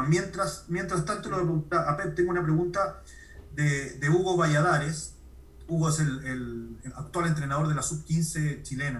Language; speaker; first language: Spanish; native; Spanish